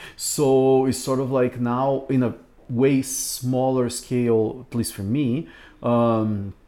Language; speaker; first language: English; non-native, fluent; Portuguese